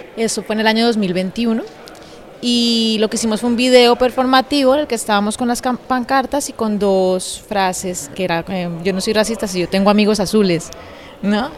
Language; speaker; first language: Spanish; native; Spanish